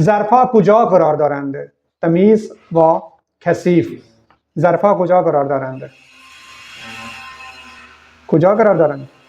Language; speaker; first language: Persian; non-native, fluent; Urdu